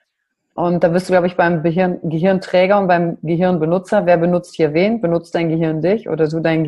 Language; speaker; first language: German; native; German